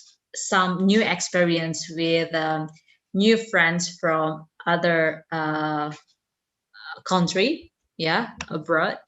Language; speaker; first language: English; non-native, fluent; Indonesian